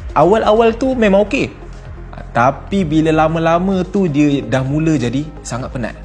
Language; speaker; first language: Malay; native; Malay